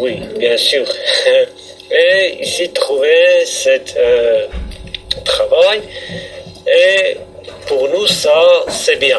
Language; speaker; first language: French; non-native, learner; Armenian